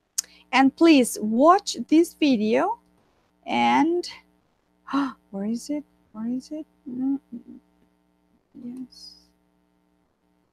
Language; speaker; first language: English; non-native, fluent; Spanish